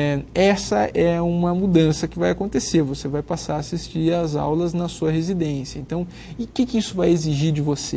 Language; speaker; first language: Portuguese; native; Portuguese